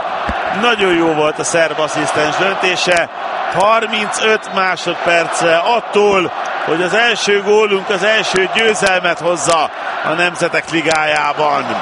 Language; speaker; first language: Hungarian; native; Hungarian